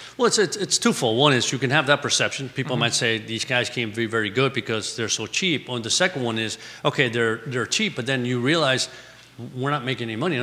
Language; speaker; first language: English; early bilingual, other home language; Spanish